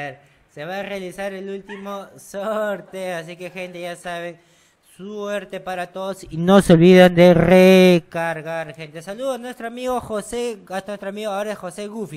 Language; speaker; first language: Spanish; native; Spanish